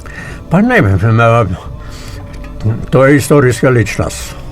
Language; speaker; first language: Macedonian; native; Macedonian